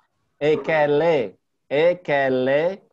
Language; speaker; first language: French; non-native, fluent; Indonesian